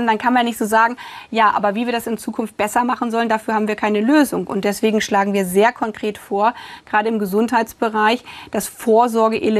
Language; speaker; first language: German; native; German